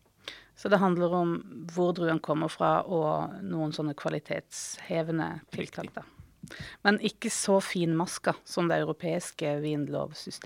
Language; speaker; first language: Norwegian; native; Norwegian